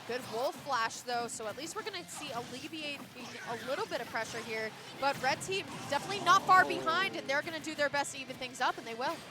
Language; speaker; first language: English; native; English